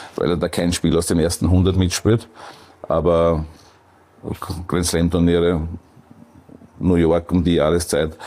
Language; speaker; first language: German; native; German